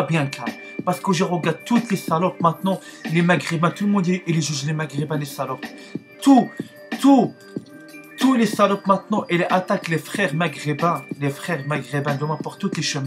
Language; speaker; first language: French; non-native, learner; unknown